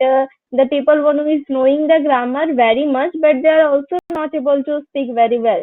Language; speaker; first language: English; non-native, learner; Hindi